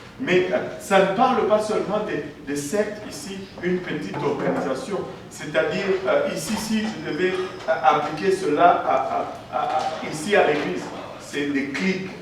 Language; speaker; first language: French; non-native, local second language; Swahili